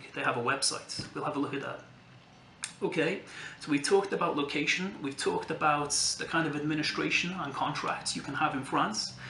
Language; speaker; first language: English; native; English